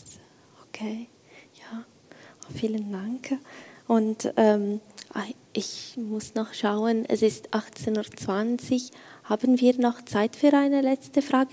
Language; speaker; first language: German; non-native, fluent; Italian